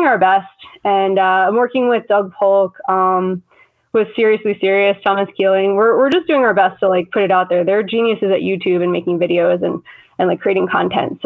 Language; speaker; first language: English; native; English